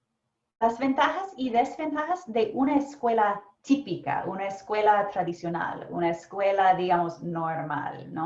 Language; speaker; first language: Spanish; non-native, fluent; English